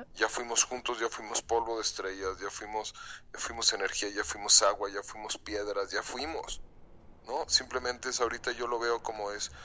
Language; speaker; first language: Spanish; native; Spanish